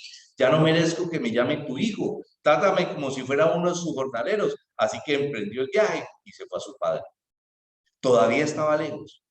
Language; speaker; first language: Spanish; native; Spanish